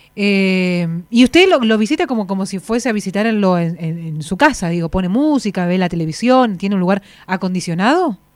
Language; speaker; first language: Spanish; native; Spanish